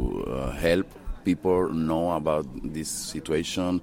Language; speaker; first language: English; non-native, learner; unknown